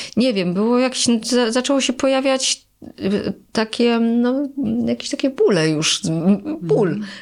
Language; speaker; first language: Polish; native; Polish